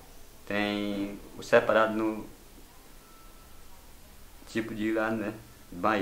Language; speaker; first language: Portuguese; non-native, local second language; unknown